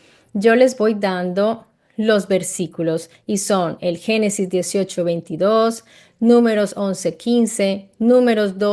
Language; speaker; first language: Spanish; native; Spanish